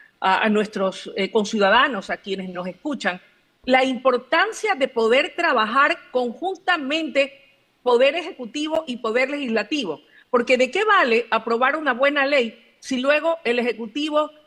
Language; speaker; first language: Spanish; native; Spanish